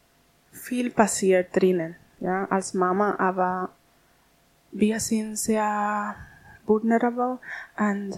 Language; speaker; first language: German; non-native, learner; Spanish